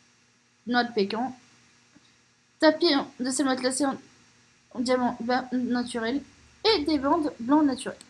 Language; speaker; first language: French; native; French